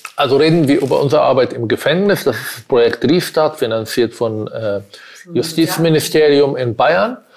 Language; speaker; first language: German; non-native, fluent; Arabic